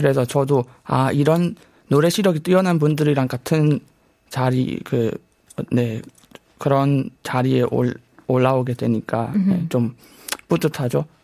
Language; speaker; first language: Korean; non-native, fluent; Burmese